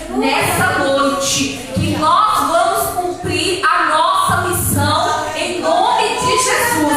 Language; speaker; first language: Portuguese; native; Portuguese